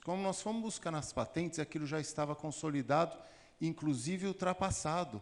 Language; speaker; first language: Portuguese; native; Portuguese